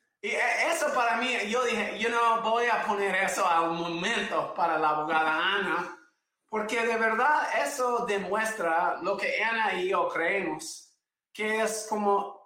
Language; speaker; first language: Spanish; non-native, fluent; English